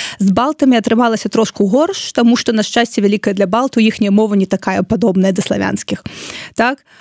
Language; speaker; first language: Belarusian; non-native, local second language; Russian